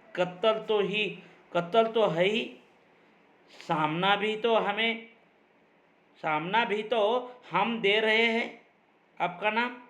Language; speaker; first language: Hindi; non-native, local second language; Marathi